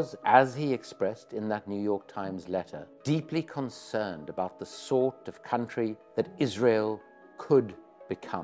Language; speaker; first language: English; native; English